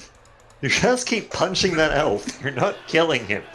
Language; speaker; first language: English; native; English